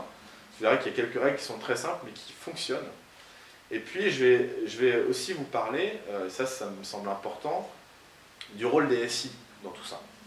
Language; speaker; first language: French; native; French